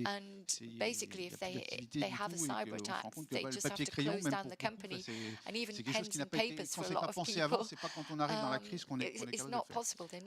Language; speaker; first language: French; native; French